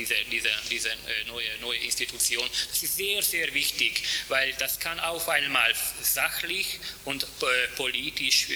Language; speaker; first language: German; non-native, fluent; Hungarian